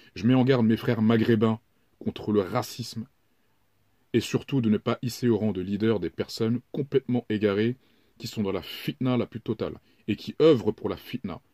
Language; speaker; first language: French; native; French